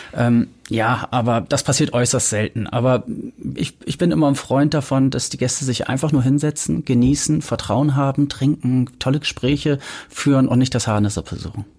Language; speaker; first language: German; native; German